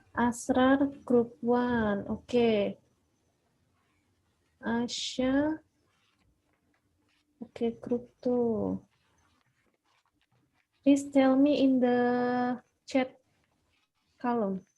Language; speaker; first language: English; non-native, fluent; Indonesian